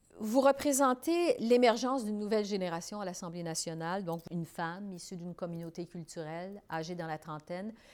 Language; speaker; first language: French; native; French